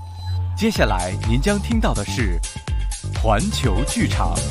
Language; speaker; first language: Chinese; native; Chinese